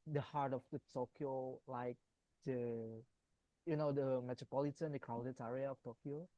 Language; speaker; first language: English; non-native, learner; Indonesian